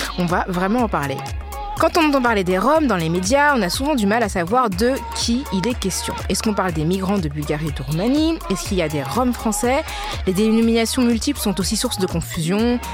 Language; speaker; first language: French; early bilingual, other home language; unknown